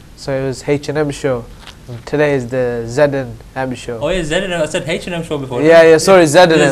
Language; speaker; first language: English; native; English